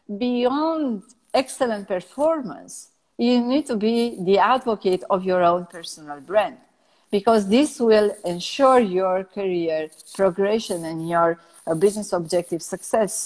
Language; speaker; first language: English; non-native, fluent; Romanian